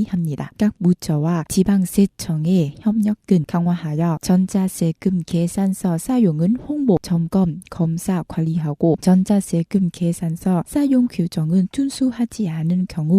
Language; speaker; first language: Korean; non-native, fluent; Vietnamese